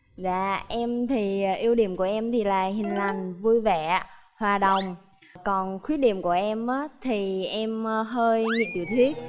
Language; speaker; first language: Vietnamese; native; Vietnamese